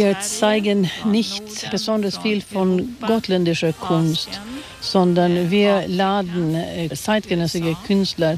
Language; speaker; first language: German; non-native, fluent; Swedish